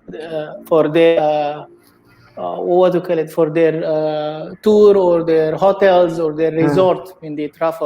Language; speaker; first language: English; non-native, learner; Indonesian